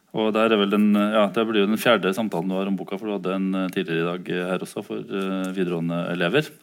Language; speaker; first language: Norwegian; native; Norwegian